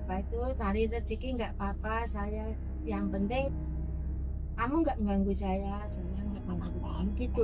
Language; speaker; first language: Indonesian; non-native, local second language; Javanese